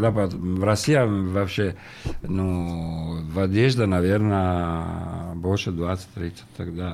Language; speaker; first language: Russian; non-native, learner; Italian